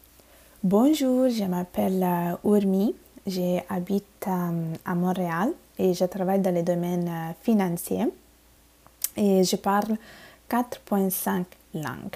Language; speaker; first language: French; non-native, fluent; Bangla